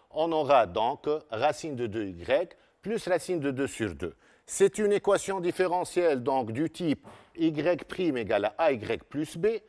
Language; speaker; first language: French; non-native, local second language; Arabic